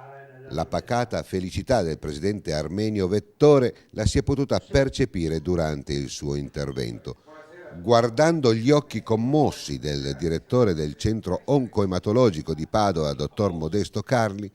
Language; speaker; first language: Italian; native; Italian